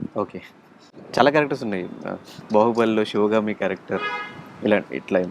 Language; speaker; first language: Telugu; native; Telugu